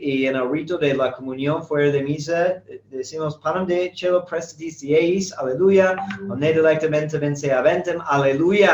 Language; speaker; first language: Spanish; non-native, fluent; English